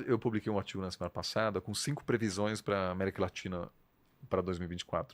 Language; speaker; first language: Portuguese; non-native, fluent; German